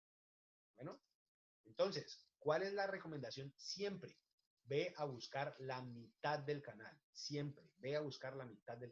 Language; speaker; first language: Spanish; native; Spanish